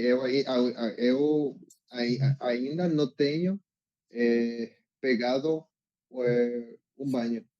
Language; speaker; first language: Portuguese; non-native, learner; Spanish